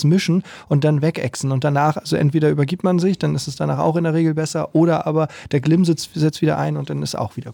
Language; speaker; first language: German; native; German